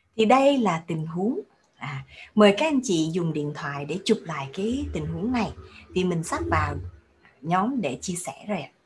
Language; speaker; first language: Vietnamese; early bilingual, heritage; Vietnamese